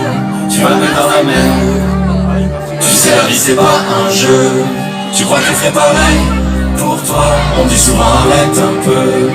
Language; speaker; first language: French; native; French